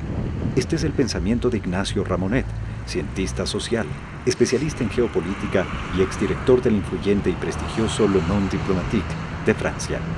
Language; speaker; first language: Spanish; native; Spanish